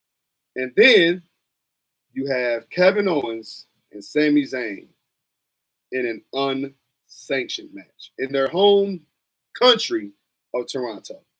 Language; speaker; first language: English; native; English